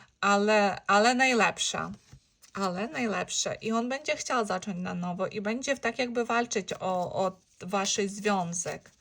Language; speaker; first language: Polish; non-native, learner; Ukrainian